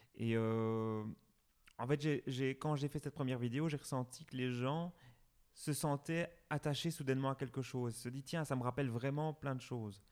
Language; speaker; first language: French; native; French